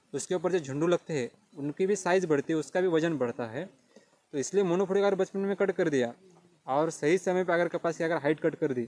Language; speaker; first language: Hindi; non-native, local second language; Marathi